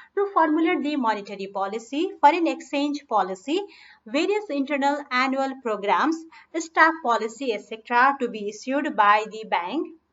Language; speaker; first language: English; non-native, local second language; Nepali